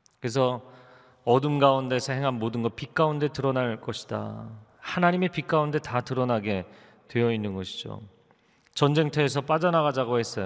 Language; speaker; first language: Korean; native; Korean